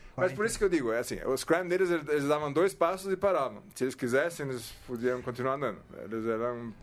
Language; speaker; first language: Portuguese; non-native, fluent; German